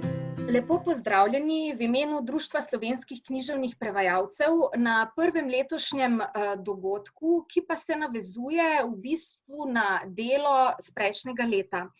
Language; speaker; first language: Slovenian; native; Slovenian